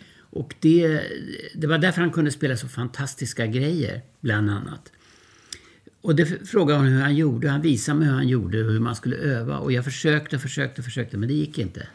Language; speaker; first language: Swedish; early bilingual, other home language; German